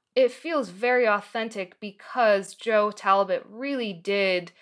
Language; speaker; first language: English; early bilingual, other home language; Arabic